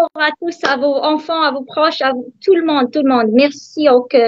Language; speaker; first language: French; non-native, learner; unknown